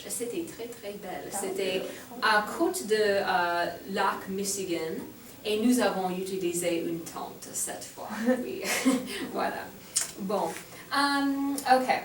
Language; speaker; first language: French; non-native, fluent; English